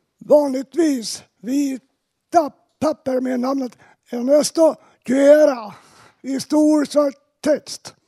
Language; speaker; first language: Swedish; native; Swedish